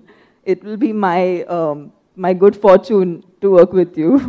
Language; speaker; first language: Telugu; non-native, fluent; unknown